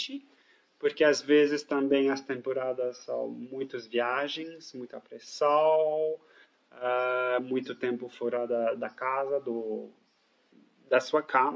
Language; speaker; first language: Portuguese; non-native, fluent; French